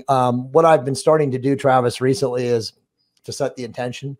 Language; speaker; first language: English; native; English